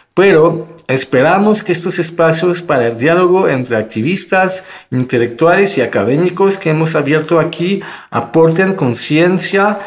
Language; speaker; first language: Spanish; non-native, fluent; French